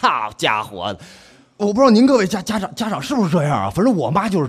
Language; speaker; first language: Chinese; native; Chinese